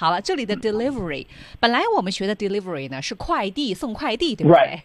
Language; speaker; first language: Chinese; native; Chinese